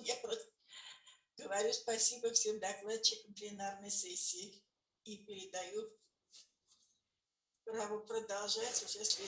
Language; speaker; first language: Russian; native; Russian